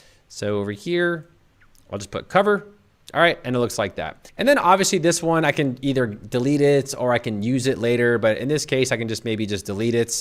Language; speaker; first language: English; native; English